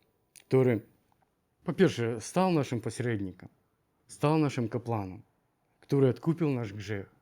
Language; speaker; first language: Ukrainian; non-native, learner; Russian